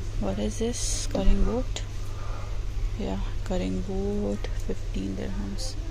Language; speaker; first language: Urdu; native; Urdu